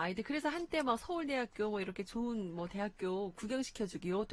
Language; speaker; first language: Korean; native; Korean